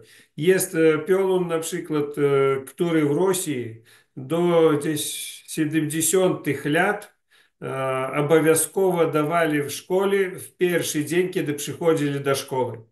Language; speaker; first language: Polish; non-native, learner; Ukrainian